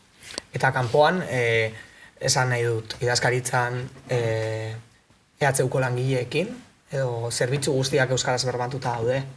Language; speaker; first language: Basque; native; Basque